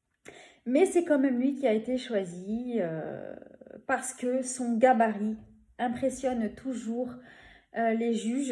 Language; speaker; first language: French; native; French